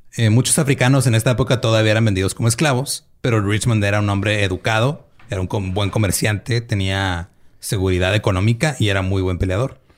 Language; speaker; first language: Spanish; native; Spanish